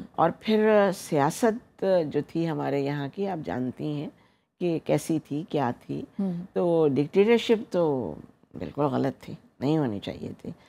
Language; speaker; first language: Urdu; native; Urdu